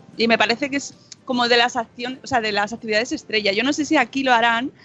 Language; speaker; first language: Spanish; native; Spanish